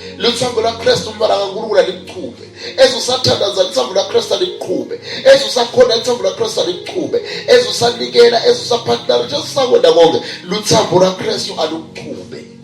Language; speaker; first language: Zulu; non-native, local second language; Swati